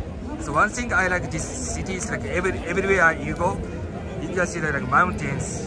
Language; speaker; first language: English; non-native, fluent; Japanese